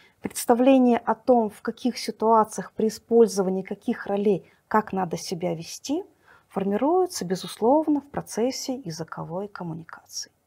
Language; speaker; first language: Russian; native; Russian